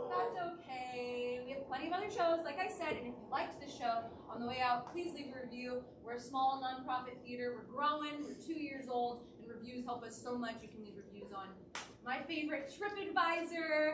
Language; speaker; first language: English; native; English